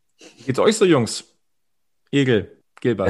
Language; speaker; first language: German; native; German